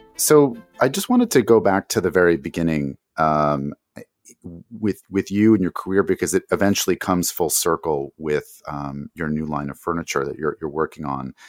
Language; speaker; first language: English; native; English